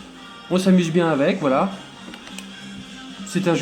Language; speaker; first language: French; native; French